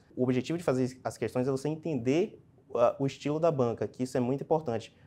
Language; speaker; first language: Portuguese; native; Portuguese